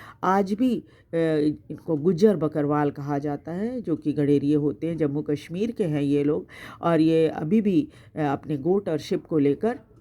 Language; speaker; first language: Hindi; native; Hindi